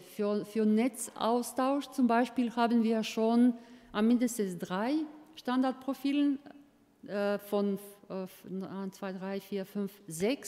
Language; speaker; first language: German; non-native, fluent; Croatian